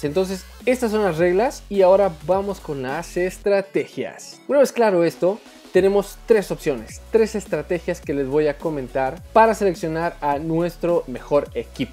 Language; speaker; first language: Spanish; native; Spanish